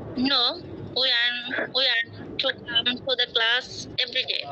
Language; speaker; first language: English; non-native, learner; Bangla